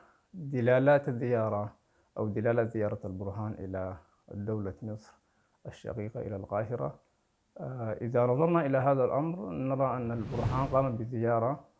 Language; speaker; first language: Arabic; native; Arabic